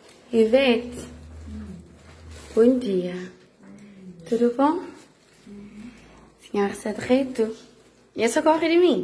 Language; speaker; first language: Portuguese; non-native, local second language; Kabuverdianu